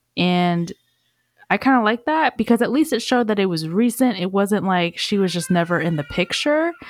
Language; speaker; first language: English; native; English